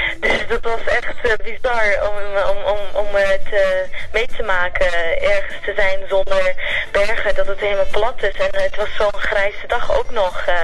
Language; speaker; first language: Dutch; early bilingual, other home language; Central Kurdish